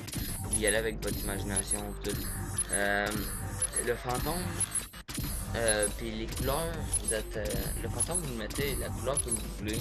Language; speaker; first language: French; native; French